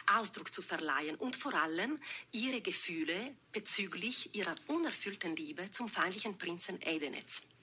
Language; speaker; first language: German; non-native, local second language; Ladin